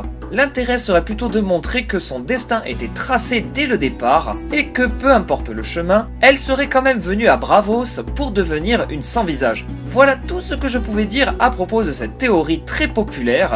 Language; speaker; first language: French; native; French